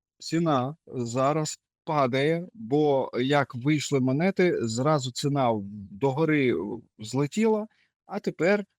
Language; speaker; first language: Ukrainian; native; Ukrainian